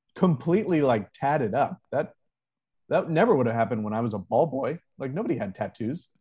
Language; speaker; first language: English; native; English